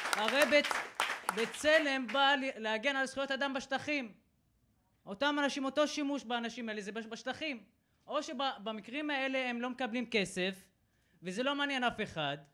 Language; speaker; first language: Hebrew; non-native, local second language; Arabic